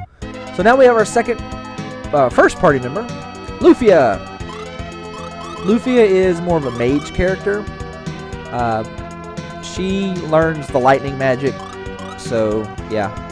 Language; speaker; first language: English; native; English